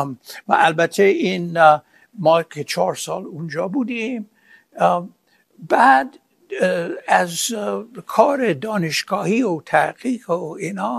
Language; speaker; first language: Persian; non-native, fluent; English